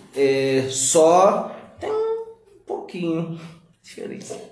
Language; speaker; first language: Portuguese; non-native, learner; Haitian Creole